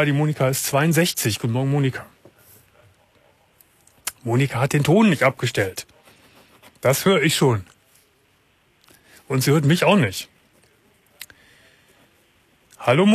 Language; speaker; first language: German; native; German